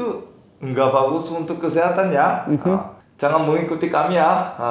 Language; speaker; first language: Indonesian; non-native, learner; Korean